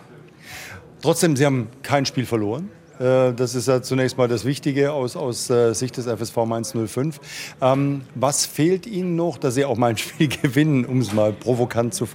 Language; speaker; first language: German; native; German